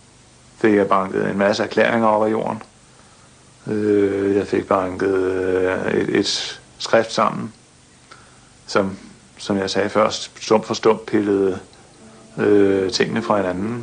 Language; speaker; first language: Danish; native; Danish